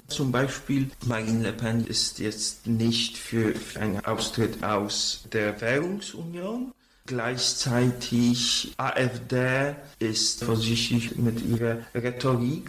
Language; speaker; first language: German; non-native, fluent; Polish